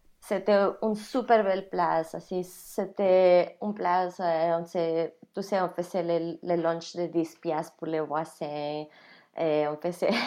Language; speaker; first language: French; non-native, fluent; Spanish